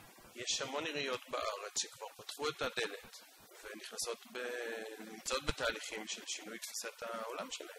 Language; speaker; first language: Hebrew; native; Hebrew